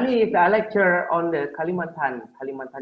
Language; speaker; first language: English; non-native, learner; Indonesian